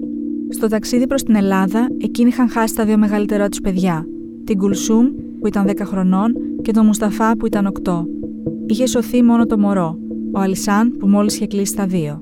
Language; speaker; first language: Greek; native; Greek